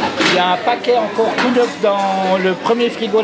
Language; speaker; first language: French; native; French